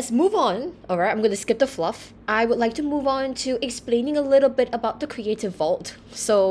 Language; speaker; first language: English; native; English